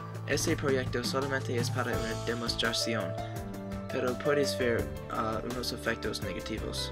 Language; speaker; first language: Spanish; non-native, learner; English